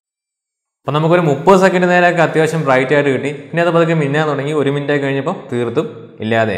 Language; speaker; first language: Malayalam; native; Malayalam